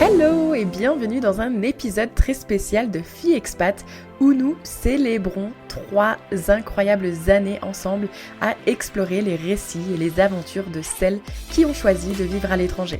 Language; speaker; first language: French; native; French